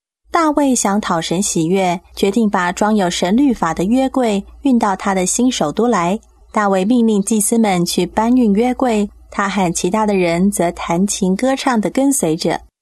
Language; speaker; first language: Chinese; native; Chinese